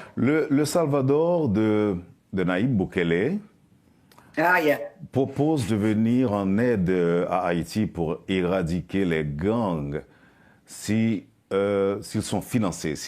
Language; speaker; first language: French; non-native, local second language; Haitian Creole